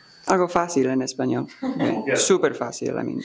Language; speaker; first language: Spanish; non-native, learner; English